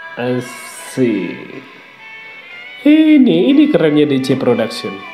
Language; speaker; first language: Indonesian; native; Indonesian